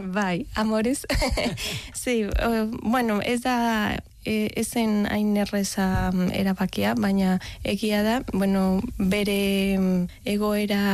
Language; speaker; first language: Basque; non-native, learner; Spanish